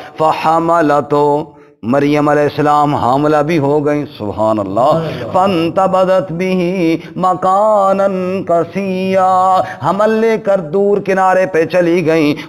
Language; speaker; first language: Urdu; non-native, local second language; Punjabi